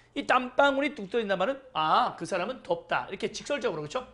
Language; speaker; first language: Korean; native; Korean